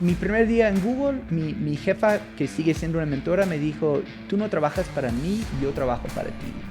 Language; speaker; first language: Spanish; non-native, fluent; English